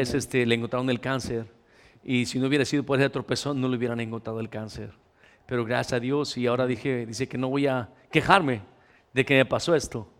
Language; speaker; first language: Spanish; native; Spanish